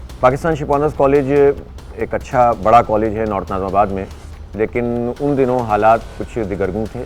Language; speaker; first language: Urdu; native; Urdu